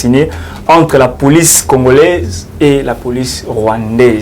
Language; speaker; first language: French; non-native, local second language; Lingala